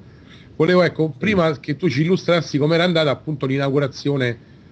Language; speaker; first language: Italian; native; Italian